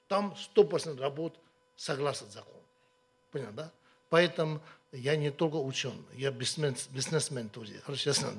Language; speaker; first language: Russian; non-native, learner; Tibetan